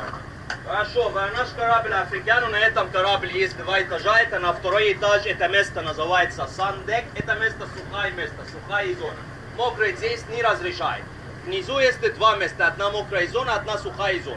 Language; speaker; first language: Russian; non-native, learner; Arabic